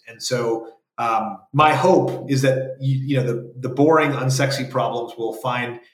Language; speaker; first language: English; native; English